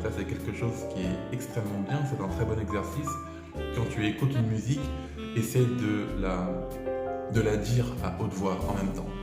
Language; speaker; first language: French; native; French